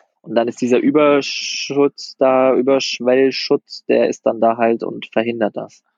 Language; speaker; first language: German; native; German